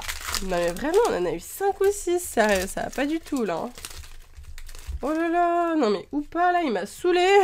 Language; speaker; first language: French; native; French